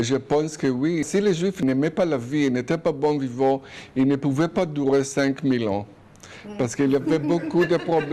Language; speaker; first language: French; non-native, fluent; Hebrew